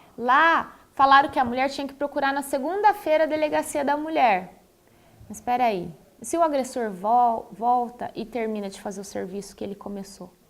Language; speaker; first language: Portuguese; native; Portuguese